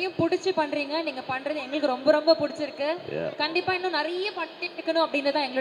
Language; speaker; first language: Tamil; native; Tamil